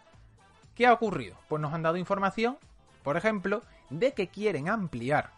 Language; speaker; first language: Spanish; native; Spanish